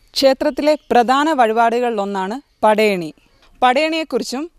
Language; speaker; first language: Malayalam; native; Malayalam